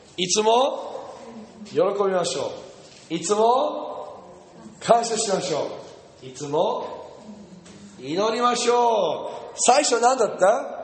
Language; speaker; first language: Japanese; non-native, fluent; English